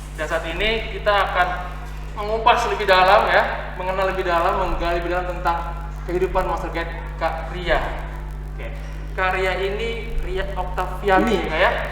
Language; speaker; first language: Indonesian; native; Indonesian